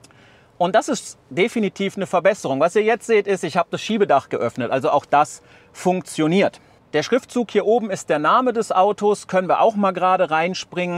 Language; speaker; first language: German; native; German